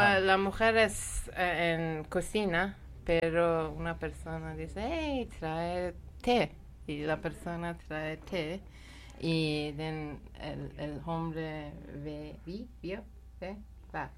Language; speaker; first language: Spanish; non-native, learner; Persian